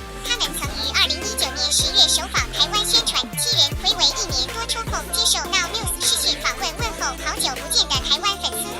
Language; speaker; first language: Chinese; native; Chinese